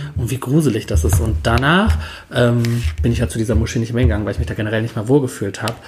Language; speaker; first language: German; early bilingual, other home language; Turkish